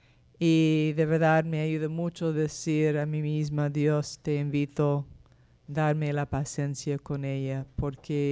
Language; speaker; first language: Spanish; non-native, fluent; English